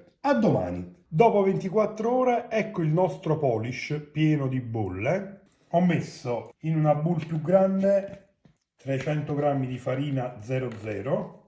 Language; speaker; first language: Italian; native; Italian